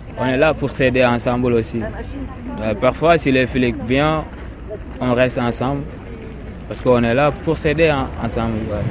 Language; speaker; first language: French; non-native, local second language; Wolof